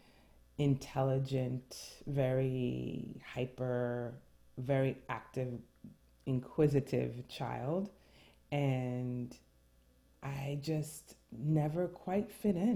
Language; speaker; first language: English; early bilingual, other home language; French